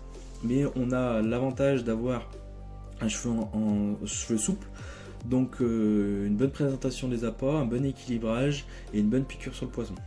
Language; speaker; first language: French; native; French